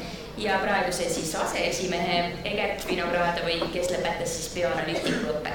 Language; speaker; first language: Estonian; native; Estonian